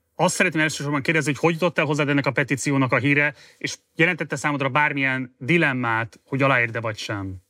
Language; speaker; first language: Hungarian; native; Hungarian